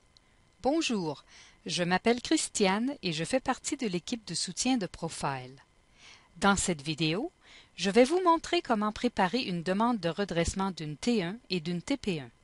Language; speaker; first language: French; native; French